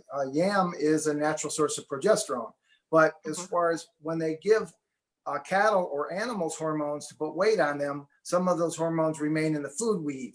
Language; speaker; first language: English; native; English